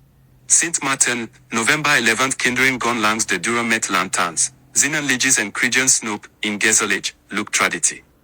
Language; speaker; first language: Dutch; non-native, learner; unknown